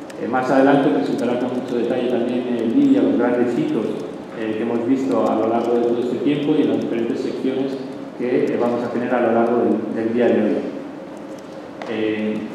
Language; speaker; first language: Spanish; native; Spanish